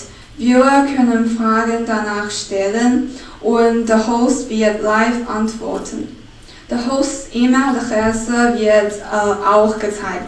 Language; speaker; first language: German; non-native, learner; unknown